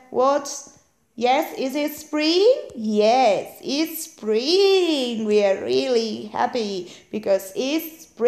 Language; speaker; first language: English; non-native, fluent; Spanish